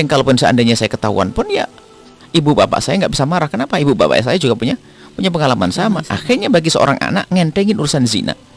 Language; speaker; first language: Indonesian; native; Indonesian